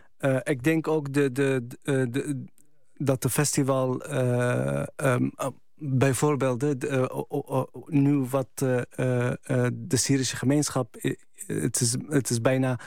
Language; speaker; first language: Dutch; non-native, fluent; Arabic